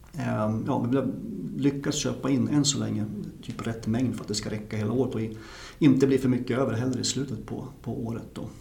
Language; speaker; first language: Swedish; native; Swedish